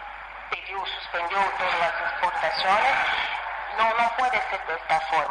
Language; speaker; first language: Spanish; non-native, fluent; Portuguese